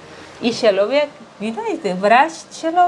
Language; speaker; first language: Russian; non-native, learner; Spanish